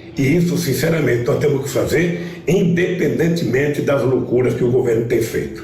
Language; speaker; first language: Portuguese; native; Portuguese